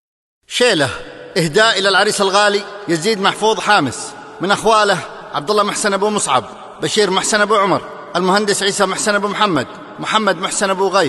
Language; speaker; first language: Arabic; native; Arabic